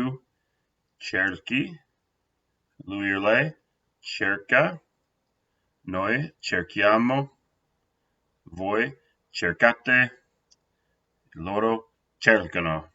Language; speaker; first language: Italian; non-native, fluent; English